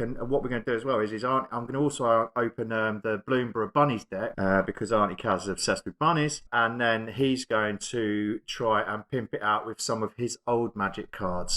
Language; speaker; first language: English; native; English